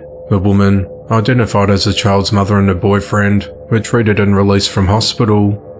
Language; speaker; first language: English; native; English